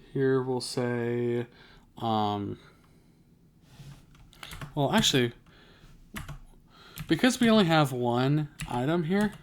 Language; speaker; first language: English; native; English